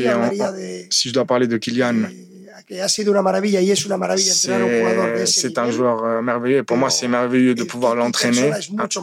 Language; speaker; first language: French; non-native, fluent; Spanish